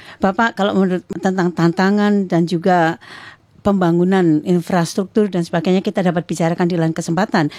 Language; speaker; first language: Indonesian; native; Indonesian